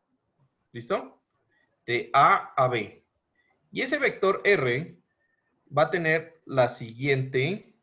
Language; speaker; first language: Spanish; native; Spanish